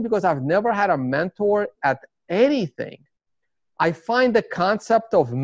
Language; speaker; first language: English; early bilingual, other home language; Russian